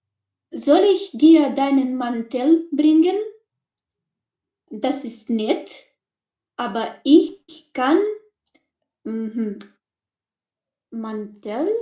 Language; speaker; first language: German; non-native, learner; Macedonian